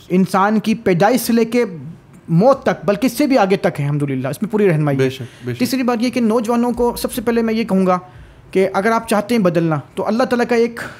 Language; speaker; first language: Urdu; native; Urdu